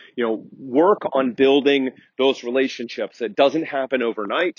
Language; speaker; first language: English; native; English